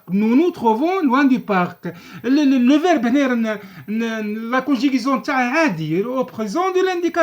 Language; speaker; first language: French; non-native, local second language; Arabic